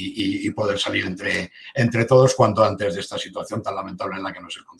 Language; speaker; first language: Spanish; native; Spanish